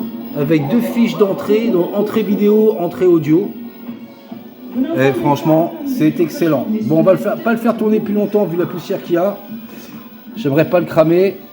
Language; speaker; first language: French; native; French